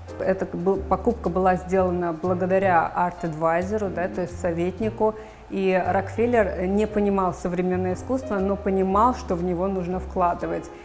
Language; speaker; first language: Russian; native; Russian